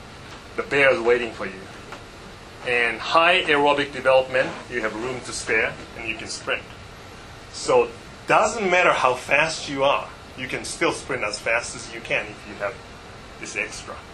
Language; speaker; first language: English; non-native, fluent; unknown